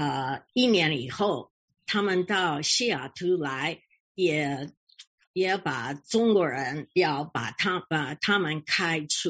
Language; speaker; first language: Chinese; early bilingual, heritage; English